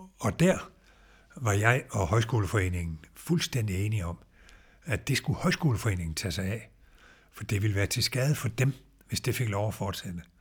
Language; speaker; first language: Danish; native; Danish